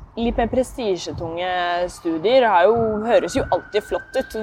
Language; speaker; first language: Norwegian; native; Norwegian